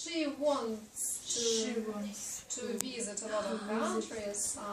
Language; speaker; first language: English; non-native, fluent; Russian